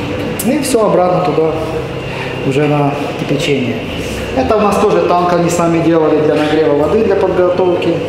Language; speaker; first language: Russian; native; Russian